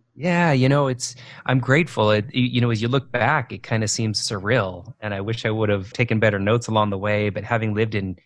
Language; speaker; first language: English; native; English